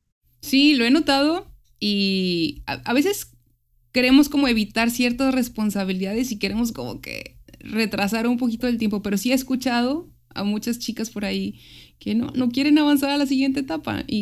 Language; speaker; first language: Spanish; native; Spanish